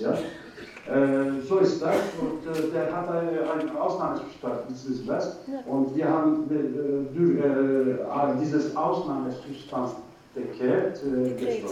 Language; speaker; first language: German; non-native, learner; Turkish